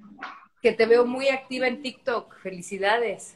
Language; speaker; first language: Spanish; native; Spanish